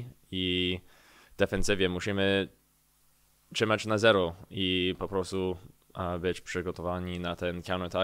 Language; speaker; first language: Polish; early bilingual, heritage; English